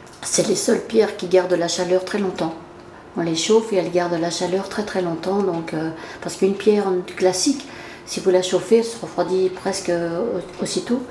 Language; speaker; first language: French; native; French